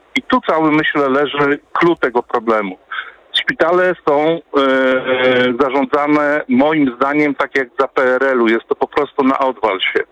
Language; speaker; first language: Polish; native; Polish